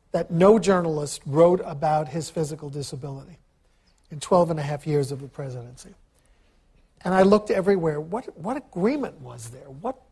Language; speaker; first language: English; early bilingual, other home language; Ukrainian